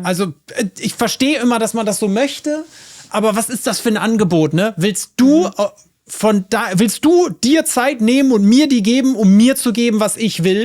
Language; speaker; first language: German; native; German